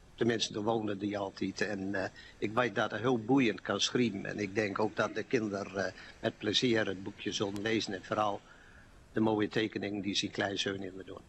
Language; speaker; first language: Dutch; non-native, local second language; Low German